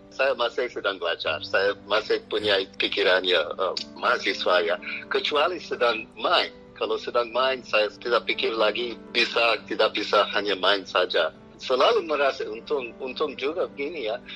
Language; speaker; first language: Indonesian; non-native, fluent; English